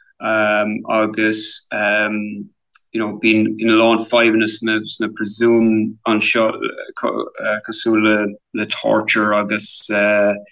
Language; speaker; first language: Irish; non-native, local second language; English